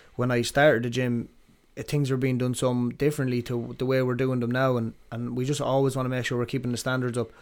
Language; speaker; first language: English; native; English